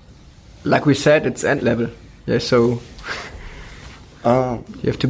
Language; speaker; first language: English; non-native, fluent; German